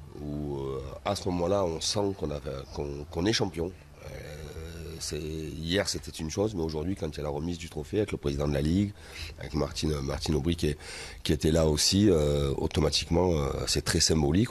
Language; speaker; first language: French; native; French